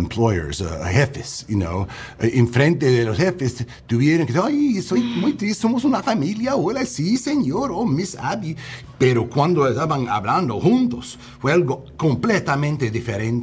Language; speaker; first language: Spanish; non-native, learner; English